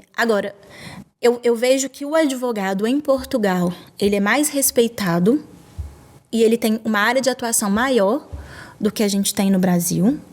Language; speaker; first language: Portuguese; native; Portuguese